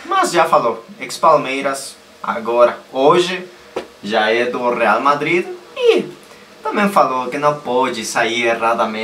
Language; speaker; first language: Portuguese; non-native, fluent; Spanish